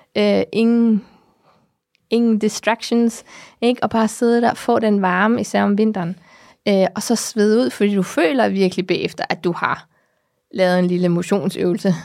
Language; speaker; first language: Danish; early bilingual, heritage; Danish